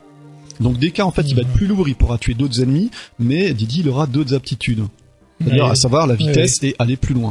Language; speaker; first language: French; native; French